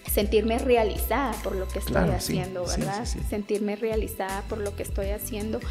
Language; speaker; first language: Spanish; non-native, local second language; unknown